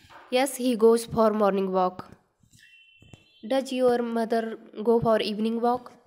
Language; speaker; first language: English; non-native, learner; Hindi